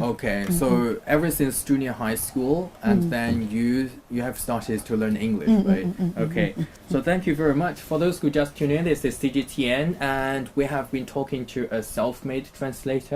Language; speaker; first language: English; non-native, fluent; Chinese